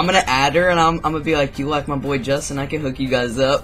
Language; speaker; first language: English; native; English